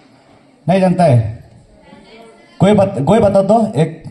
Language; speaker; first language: Hindi; non-native, local second language; Garo